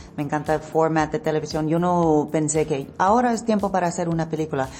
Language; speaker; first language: Spanish; non-native, learner; English